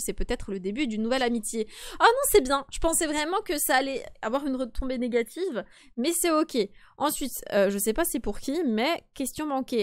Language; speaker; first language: French; native; French